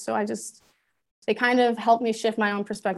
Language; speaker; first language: English; native; English